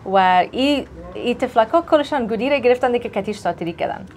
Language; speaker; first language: Persian; early bilingual, other home language; English